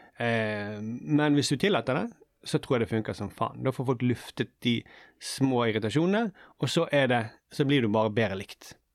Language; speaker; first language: Norwegian; native; Norwegian